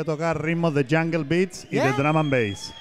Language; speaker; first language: Spanish; native; Spanish